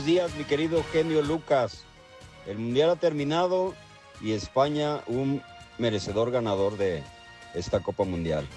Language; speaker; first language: Spanish; native; Spanish